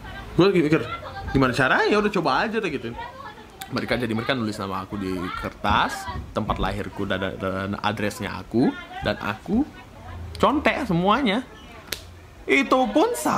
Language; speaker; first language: Indonesian; non-native, fluent; Russian